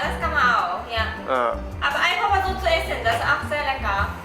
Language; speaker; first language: German; non-native, learner; Japanese